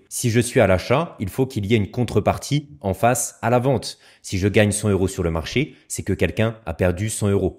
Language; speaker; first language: French; native; French